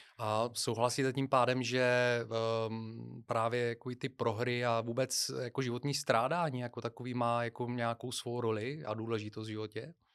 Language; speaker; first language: Czech; non-native, fluent; Bulgarian